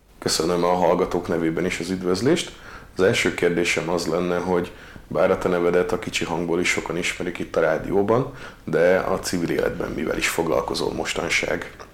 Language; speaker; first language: Hungarian; native; Hungarian